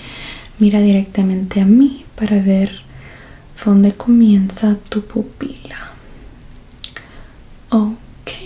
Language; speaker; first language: Spanish; early bilingual, heritage; Spanish